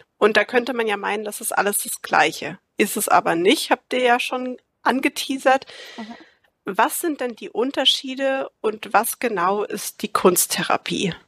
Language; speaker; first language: German; native; German